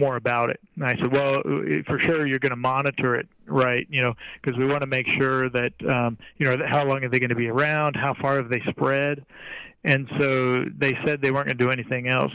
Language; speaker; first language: English; native; English